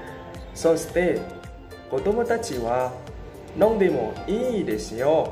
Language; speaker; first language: Japanese; non-native, learner; Indonesian